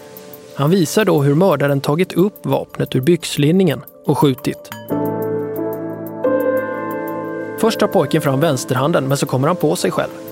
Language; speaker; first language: Swedish; native; Swedish